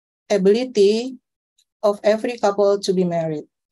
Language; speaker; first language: English; non-native, fluent; Indonesian